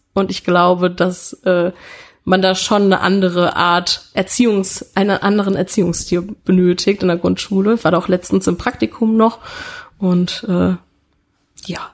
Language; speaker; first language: German; early bilingual, other home language; Italian